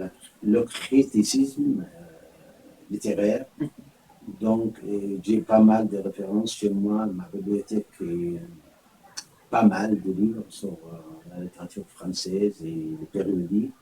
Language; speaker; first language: French; non-native, fluent; Arabic